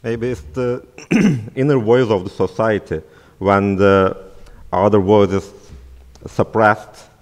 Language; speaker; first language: English; non-native, fluent; Turkish